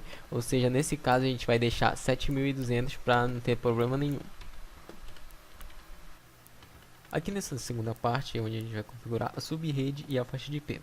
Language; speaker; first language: Portuguese; native; Portuguese